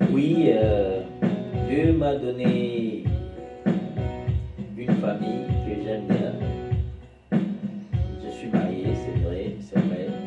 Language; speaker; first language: French; non-native, local second language; Lingala